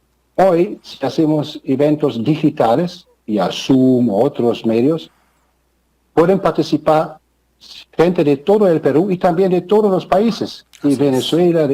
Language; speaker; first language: Spanish; non-native, fluent; German